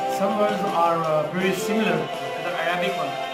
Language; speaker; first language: English; non-native, local second language; Urdu